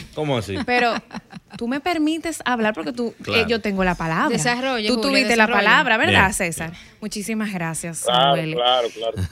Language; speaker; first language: Spanish; native; Spanish